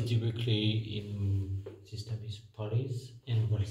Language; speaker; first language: English; non-native, learner; French